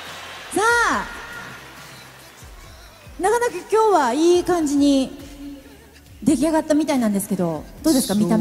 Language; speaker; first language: Japanese; native; Japanese